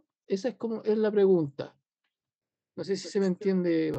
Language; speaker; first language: Spanish; native; Spanish